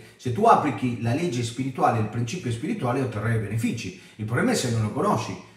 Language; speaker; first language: Italian; non-native, fluent; Spanish